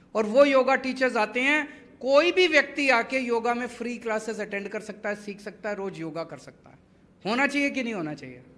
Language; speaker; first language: Hindi; native; Hindi